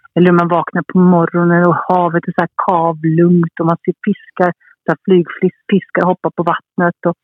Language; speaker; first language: Swedish; early bilingual, heritage; Swedish